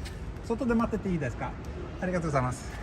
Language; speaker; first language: Japanese; non-native, fluent; Swedish